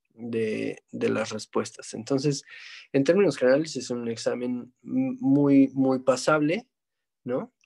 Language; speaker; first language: Spanish; native; Spanish